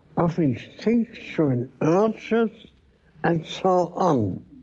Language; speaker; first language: English; non-native, fluent; German